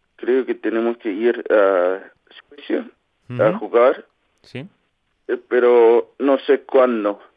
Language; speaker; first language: Spanish; non-native, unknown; Kalaallisut